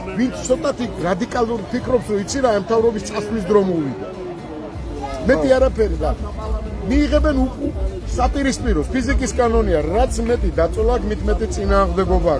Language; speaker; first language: Georgian; native; Georgian